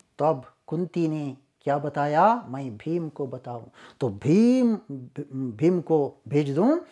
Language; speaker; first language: Hindi; non-native, local second language; Kannada